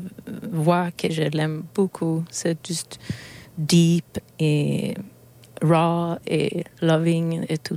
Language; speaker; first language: French; non-native, learner; Swedish